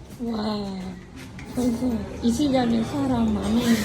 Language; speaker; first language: Korean; non-native, fluent; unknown